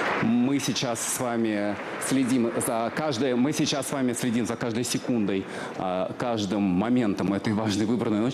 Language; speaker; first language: Russian; native; Russian